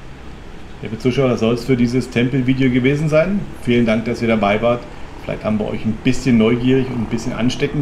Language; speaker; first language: German; native; German